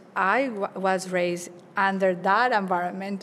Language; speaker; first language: English; non-native, fluent; Spanish